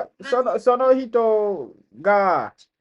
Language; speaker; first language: Japanese; non-native, learner; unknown